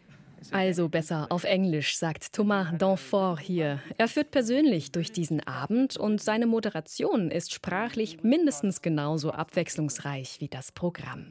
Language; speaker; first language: German; native; German